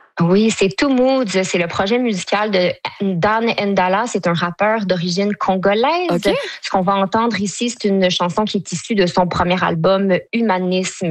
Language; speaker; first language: French; native; French